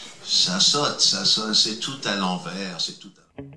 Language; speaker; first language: French; non-native, fluent; English